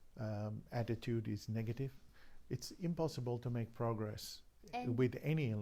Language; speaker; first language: English; native; English